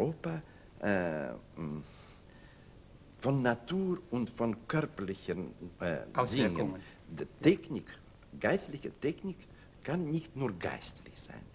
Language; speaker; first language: German; non-native, learner; Russian